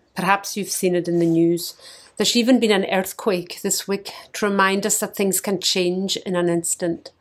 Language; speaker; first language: English; native; English